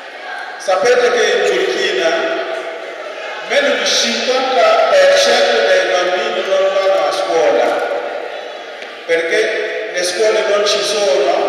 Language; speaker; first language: Italian; non-native, fluent; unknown